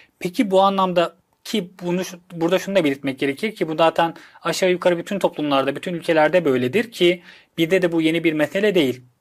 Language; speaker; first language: Turkish; native; Turkish